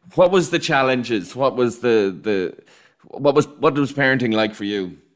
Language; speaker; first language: English; native; English